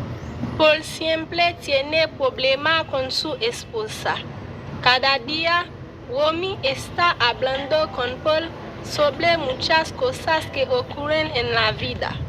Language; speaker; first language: Spanish; non-native, learner; Haitian Creole